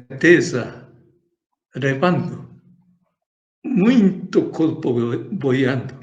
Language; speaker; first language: Portuguese; non-native, learner; Japanese